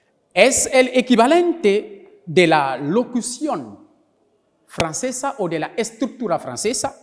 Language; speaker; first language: Spanish; non-native, local second language; French